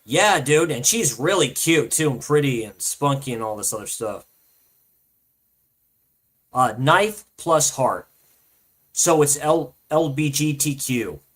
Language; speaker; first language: English; native; English